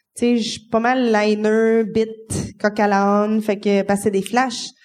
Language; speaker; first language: French; native; French